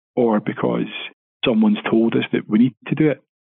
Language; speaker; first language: English; native; English